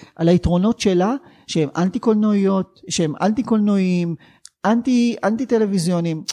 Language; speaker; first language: Hebrew; native; Hebrew